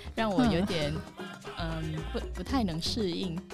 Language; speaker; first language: Chinese; non-native, fluent; Vietnamese